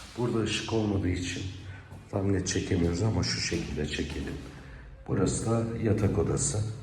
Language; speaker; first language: Turkish; native; Turkish